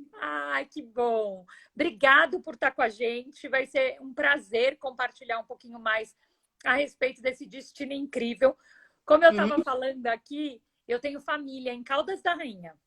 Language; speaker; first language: Portuguese; native; Portuguese